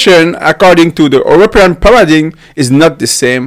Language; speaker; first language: English; non-native, local second language; French